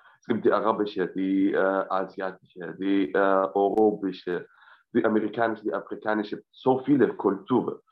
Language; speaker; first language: German; non-native, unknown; Arabic